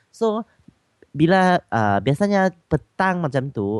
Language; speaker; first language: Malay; non-native, local second language; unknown